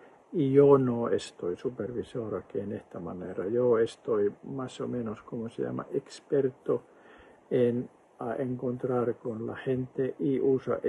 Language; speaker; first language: Spanish; non-native, fluent; Finnish